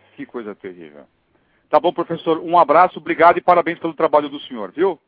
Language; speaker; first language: Portuguese; native; Portuguese